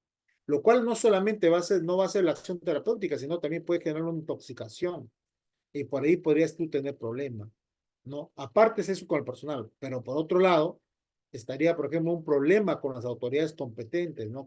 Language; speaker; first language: Spanish; native; Spanish